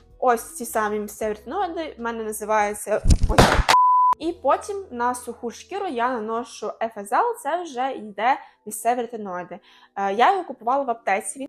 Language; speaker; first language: Ukrainian; non-native, local second language; Russian